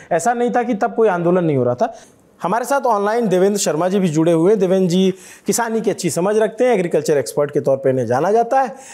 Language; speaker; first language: Hindi; native; Hindi